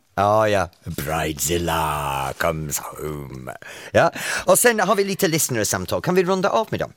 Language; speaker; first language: Swedish; non-native, fluent; English